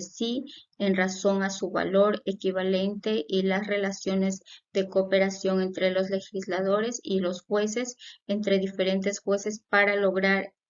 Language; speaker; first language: Spanish; native; Spanish